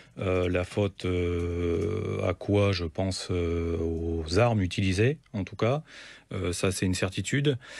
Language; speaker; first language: French; native; French